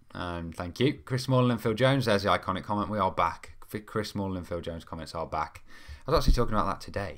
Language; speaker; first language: English; native; English